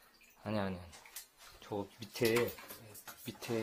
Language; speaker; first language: Korean; native; Korean